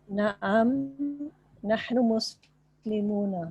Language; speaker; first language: Arabic; non-native, learner; Urdu